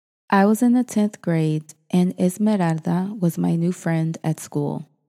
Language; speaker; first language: English; native; English